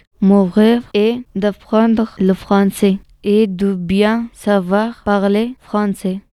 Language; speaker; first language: French; non-native, learner; Pashto